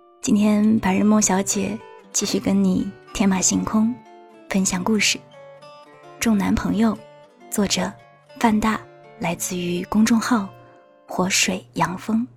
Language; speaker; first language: Chinese; native; Chinese